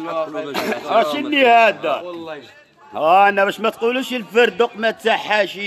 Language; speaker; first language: Arabic; native; Arabic